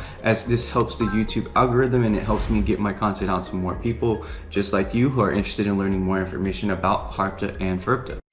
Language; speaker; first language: English; native; English